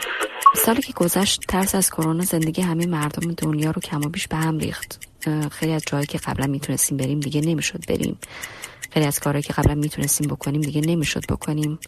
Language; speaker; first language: Persian; native; Persian